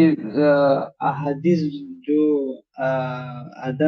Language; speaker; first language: Hindi; non-native, learner; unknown